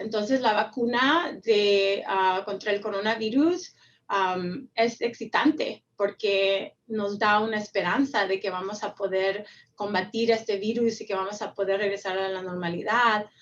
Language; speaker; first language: Spanish; early bilingual, heritage; Spanish